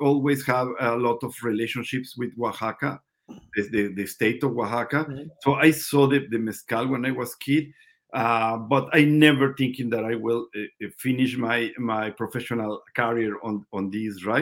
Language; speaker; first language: English; non-native, learner; Spanish